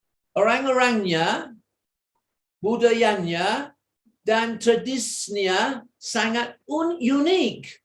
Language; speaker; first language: Indonesian; non-native, fluent; English